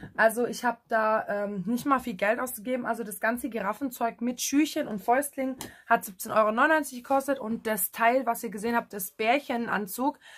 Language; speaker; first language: German; native; German